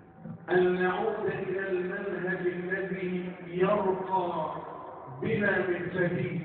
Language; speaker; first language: Arabic; native; Arabic